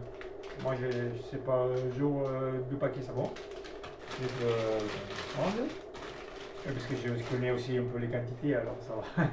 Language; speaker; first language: French; non-native, learner; Italian